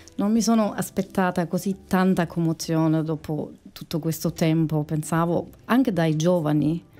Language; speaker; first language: Italian; non-native, fluent; German